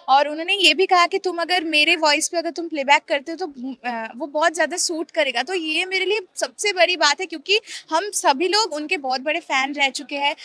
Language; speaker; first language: Hindi; non-native, local second language; Bangla